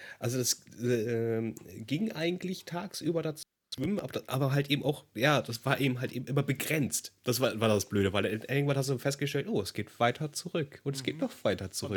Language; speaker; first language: German; native; German